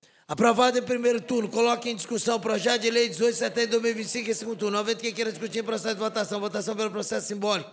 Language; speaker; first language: Portuguese; native; Portuguese